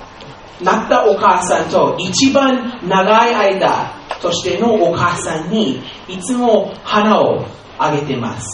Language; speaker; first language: Japanese; non-native, fluent; English